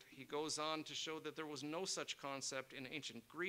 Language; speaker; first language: English; native; English